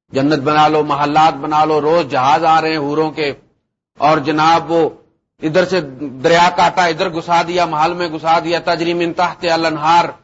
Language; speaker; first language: Urdu; non-native, local second language; Punjabi